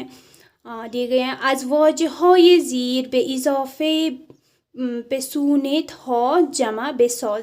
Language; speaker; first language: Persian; non-native, fluent; Urdu